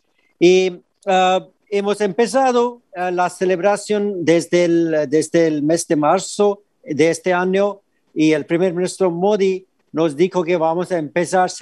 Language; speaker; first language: Spanish; non-native, fluent; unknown